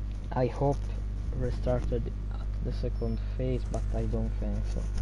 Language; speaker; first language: English; non-native, learner; Italian